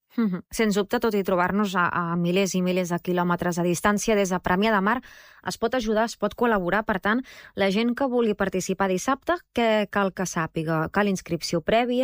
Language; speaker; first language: Catalan; native; Catalan